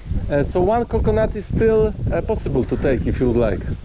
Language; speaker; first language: English; non-native, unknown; Polish